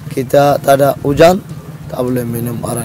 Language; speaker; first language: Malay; non-native, learner; Rohingya